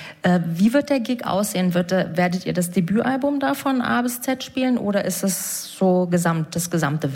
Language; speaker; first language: German; native; German